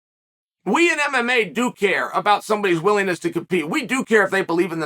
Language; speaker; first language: English; native; English